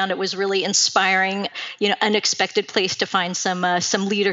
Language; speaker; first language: English; native; English